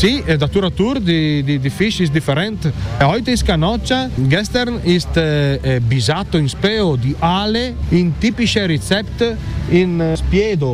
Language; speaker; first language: German; non-native, learner; Italian